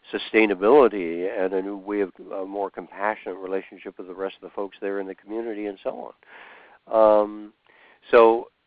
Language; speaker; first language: English; native; English